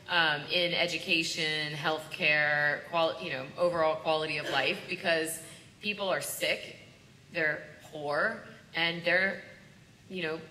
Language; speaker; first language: English; native; English